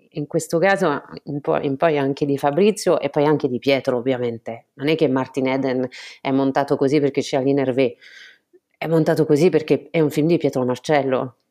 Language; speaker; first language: Italian; non-native, fluent; French